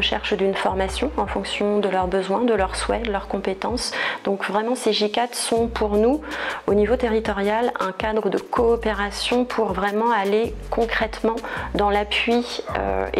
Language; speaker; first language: French; native; French